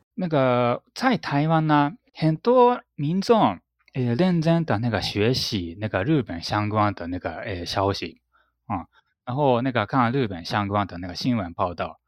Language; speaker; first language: Chinese; non-native, fluent; Japanese